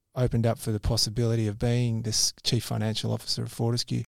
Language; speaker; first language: English; native; English